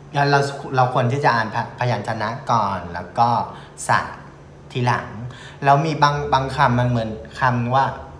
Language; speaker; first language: Thai; non-native, fluent; Vietnamese